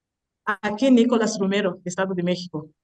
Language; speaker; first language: Spanish; non-native, learner; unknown